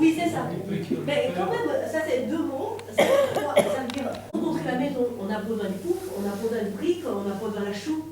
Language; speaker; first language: French; non-native, learner; Chinese